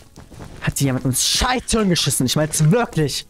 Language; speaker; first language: German; native; German